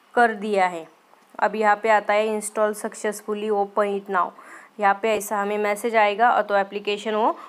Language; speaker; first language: Hindi; non-native, local second language; Marathi